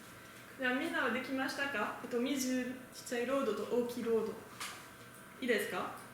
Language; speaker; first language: Japanese; non-native, learner; French